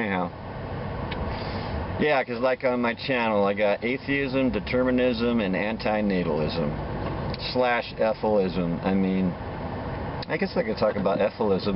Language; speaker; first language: English; native; English